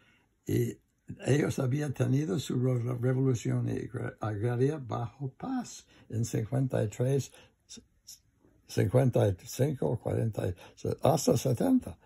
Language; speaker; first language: Spanish; non-native, learner; English